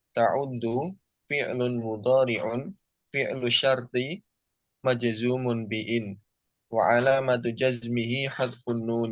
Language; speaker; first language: Arabic; non-native, learner; Indonesian